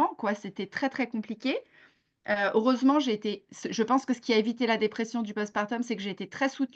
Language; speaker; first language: French; native; French